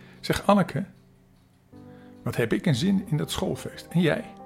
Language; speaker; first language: Dutch; native; Dutch